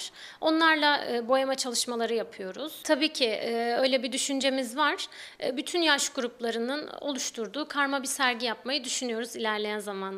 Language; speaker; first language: Turkish; native; Turkish